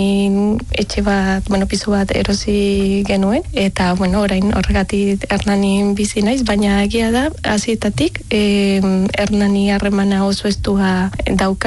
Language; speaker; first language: Basque; non-native, learner; Spanish